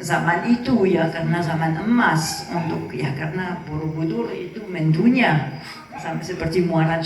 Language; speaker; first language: Indonesian; non-native, fluent; French